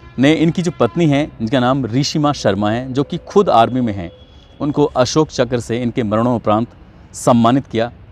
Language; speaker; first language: Hindi; native; Hindi